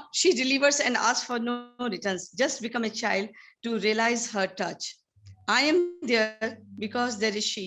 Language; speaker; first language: English; non-native, local second language; Hindi